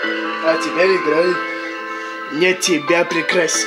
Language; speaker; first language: Russian; native; Russian